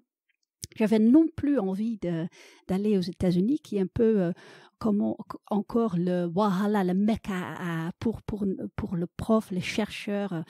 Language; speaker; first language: French; non-native, fluent; Dutch